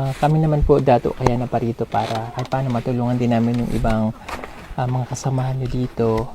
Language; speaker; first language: Filipino; non-native, local second language; Cebuano